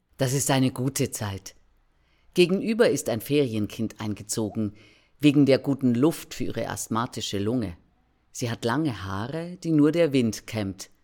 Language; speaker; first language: German; native; German